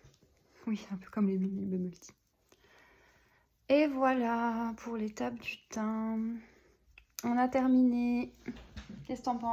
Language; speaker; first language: French; native; French